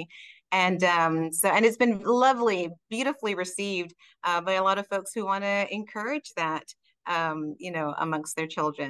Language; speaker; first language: English; early bilingual, other home language; Spanish